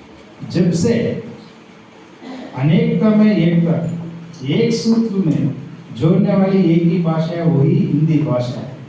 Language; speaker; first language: Hindi; non-native, local second language; Telugu